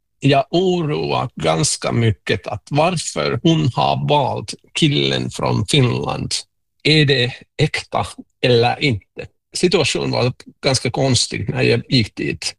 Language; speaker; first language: Swedish; non-native, local second language; Finnish